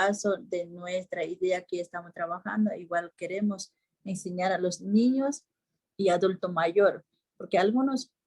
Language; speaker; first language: Spanish; non-native, local second language; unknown